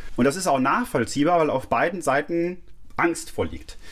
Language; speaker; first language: German; native; German